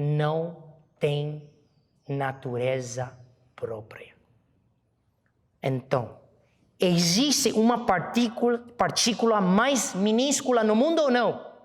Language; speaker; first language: Portuguese; non-native, fluent; Chinese